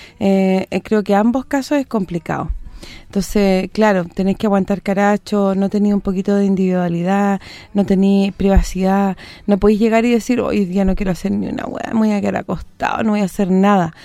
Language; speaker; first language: Spanish; native; Spanish